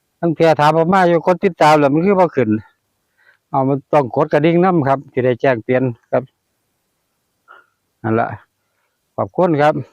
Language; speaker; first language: Thai; non-native, local second language; Lao